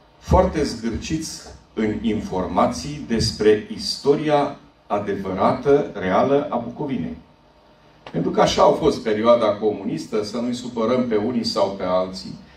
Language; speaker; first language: Romanian; native; Romanian